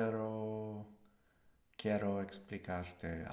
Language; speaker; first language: Spanish; non-native, learner; English